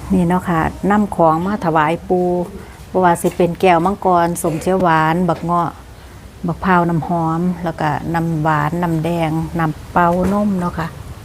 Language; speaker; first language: Thai; native; Thai